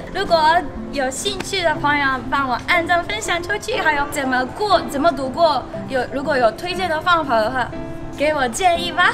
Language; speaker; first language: Chinese; non-native, fluent; Japanese